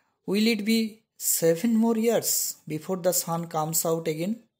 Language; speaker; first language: English; non-native, local second language; Bangla